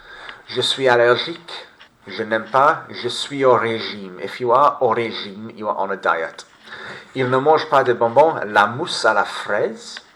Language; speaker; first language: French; non-native, fluent; English